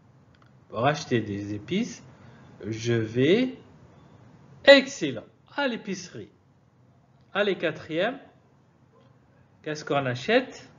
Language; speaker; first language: French; non-native, fluent; Arabic